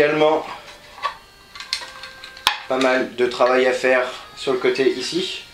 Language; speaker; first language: French; native; French